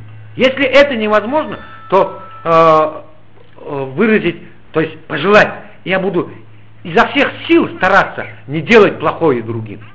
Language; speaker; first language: Russian; native; Russian